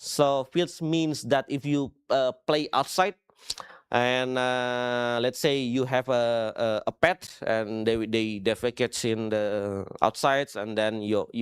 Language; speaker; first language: English; non-native, fluent; Indonesian